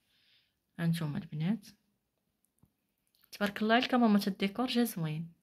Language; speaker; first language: Arabic; native; Arabic